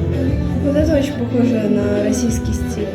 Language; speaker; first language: Russian; native; Russian